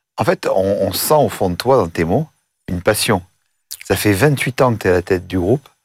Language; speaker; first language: French; native; French